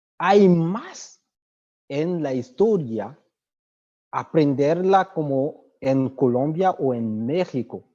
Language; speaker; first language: Spanish; non-native, fluent; French